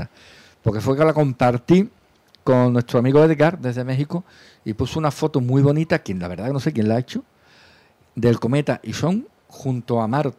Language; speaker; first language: Spanish; native; Spanish